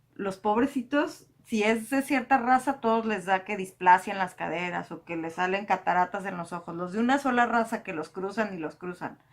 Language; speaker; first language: Spanish; native; Spanish